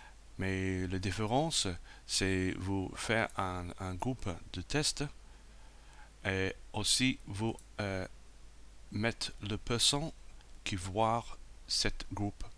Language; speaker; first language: French; non-native, fluent; English